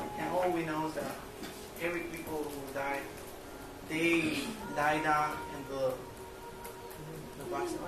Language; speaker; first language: English; non-native, learner; Spanish